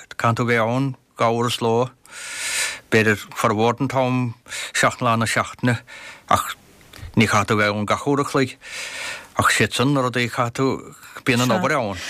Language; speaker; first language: Irish; native; Irish